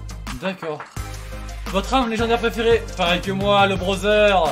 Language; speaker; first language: French; native; French